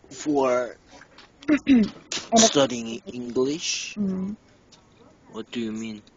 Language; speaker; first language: English; non-native, learner; Korean